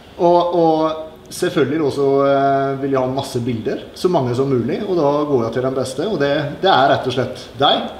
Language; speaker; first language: Norwegian; native; Norwegian